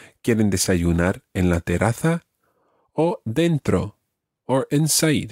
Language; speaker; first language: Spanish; non-native, fluent; English